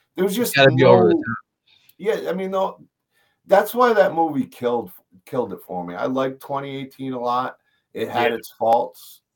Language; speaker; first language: English; native; English